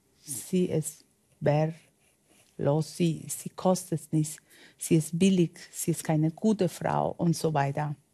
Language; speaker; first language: German; non-native, learner; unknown